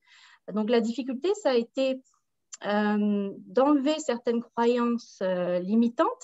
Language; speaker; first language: French; native; French